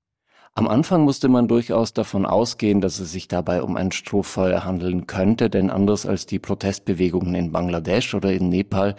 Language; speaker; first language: German; native; German